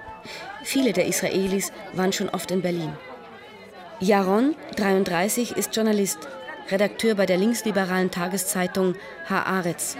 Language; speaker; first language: German; native; German